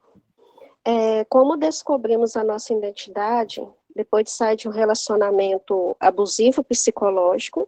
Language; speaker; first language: Portuguese; native; Portuguese